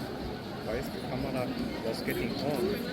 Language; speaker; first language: English; non-native, learner; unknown